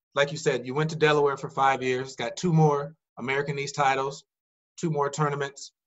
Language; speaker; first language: English; native; English